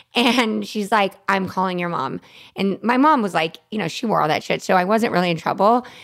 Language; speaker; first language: English; native; English